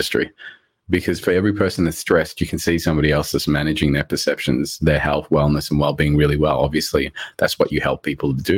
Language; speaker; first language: English; early bilingual, other home language; Morisyen